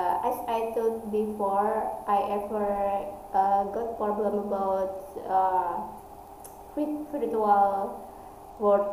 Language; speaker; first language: English; non-native, learner; Indonesian